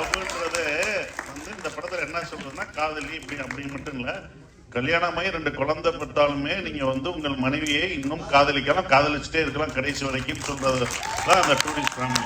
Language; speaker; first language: Tamil; native; Tamil